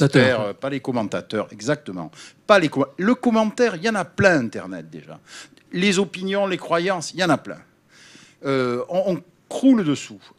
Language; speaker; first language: French; native; French